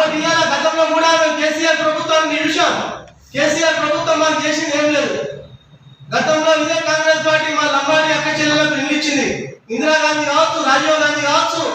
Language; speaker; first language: Telugu; non-native, local second language; Lambadi